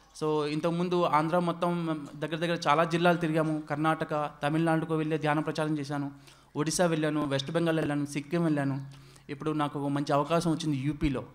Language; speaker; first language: Telugu; non-native, local second language; Odia